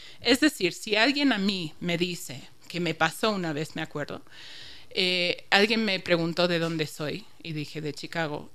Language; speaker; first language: Spanish; non-native, fluent; English